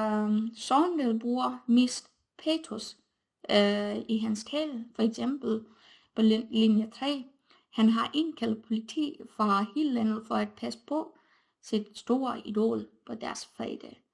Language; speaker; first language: Danish; non-native, fluent; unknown